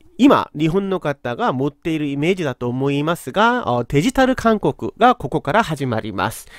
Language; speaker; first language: Japanese; non-native, fluent; Korean